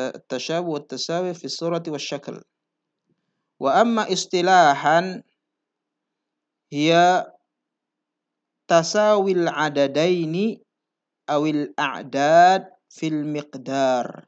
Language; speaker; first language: Arabic; non-native, fluent; Indonesian